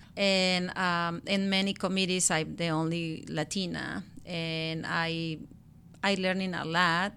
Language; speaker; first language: English; non-native, learner; Spanish